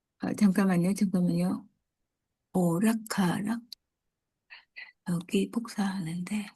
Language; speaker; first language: Korean; non-native, learner; Vietnamese